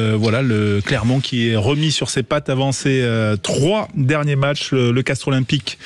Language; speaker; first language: French; native; French